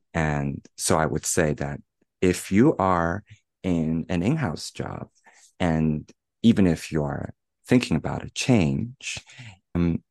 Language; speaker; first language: English; non-native, fluent; Chinese